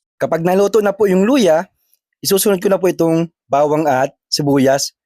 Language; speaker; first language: Filipino; native; Filipino